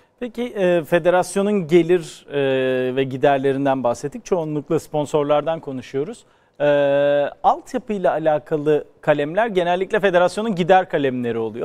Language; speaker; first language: Turkish; native; Turkish